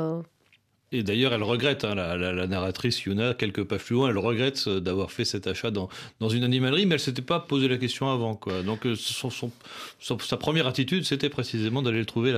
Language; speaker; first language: French; native; French